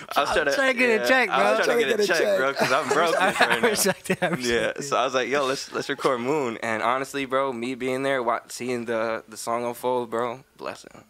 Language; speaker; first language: English; native; English